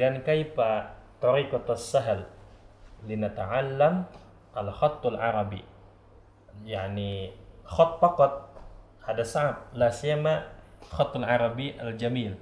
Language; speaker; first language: Arabic; non-native, learner; Indonesian